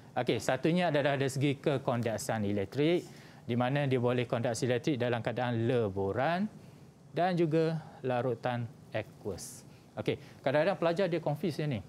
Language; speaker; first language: Malay; native; Malay